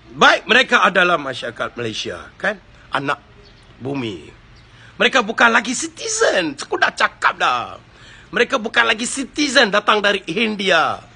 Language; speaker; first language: Malay; non-native, local second language; Tamil